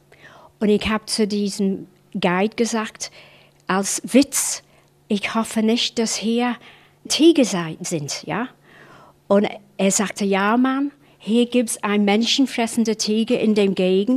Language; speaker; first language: German; non-native, fluent; English